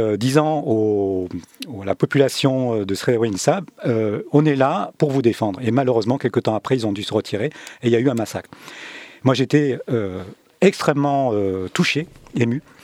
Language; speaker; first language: French; early bilingual, other home language; Vietnamese